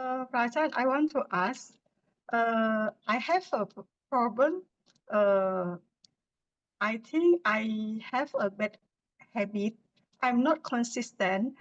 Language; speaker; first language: English; non-native, learner; Indonesian